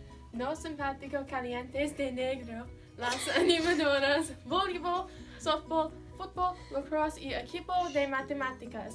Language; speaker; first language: Spanish; non-native, learner; English